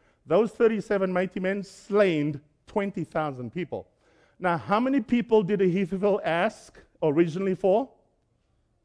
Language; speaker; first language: English; native; English